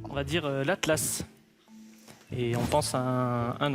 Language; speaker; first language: French; native; French